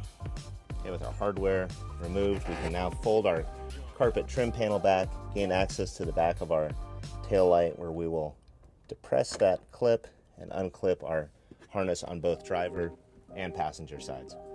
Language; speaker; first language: English; native; English